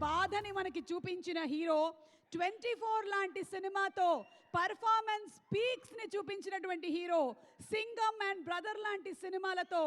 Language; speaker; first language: Telugu; native; Telugu